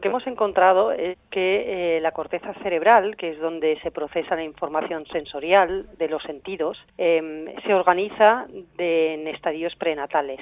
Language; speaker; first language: Spanish; native; Spanish